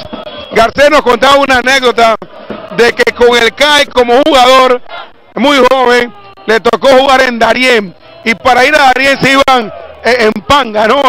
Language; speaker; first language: Spanish; native; Spanish